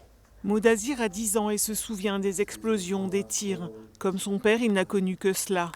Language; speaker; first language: French; native; French